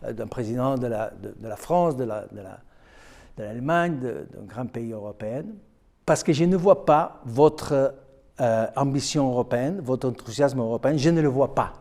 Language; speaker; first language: French; non-native, fluent; Spanish